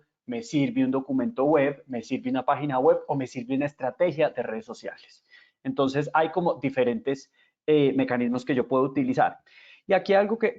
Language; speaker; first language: Spanish; native; Spanish